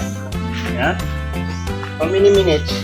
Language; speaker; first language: English; non-native, local second language; Filipino